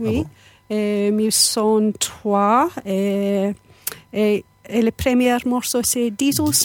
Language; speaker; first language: French; non-native, fluent; English